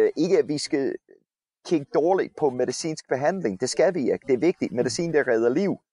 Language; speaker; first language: Danish; non-native, fluent; English